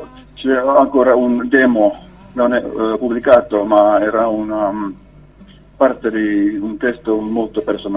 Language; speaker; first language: Italian; non-native, learner; Finnish